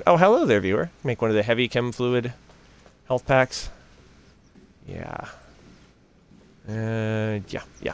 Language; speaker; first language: English; native; English